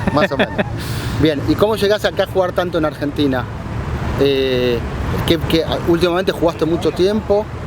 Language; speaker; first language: Spanish; native; Spanish